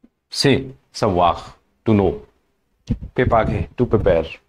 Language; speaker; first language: English; non-native, local second language; Hindi